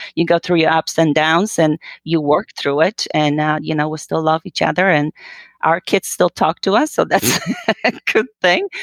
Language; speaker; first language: English; non-native, fluent; Polish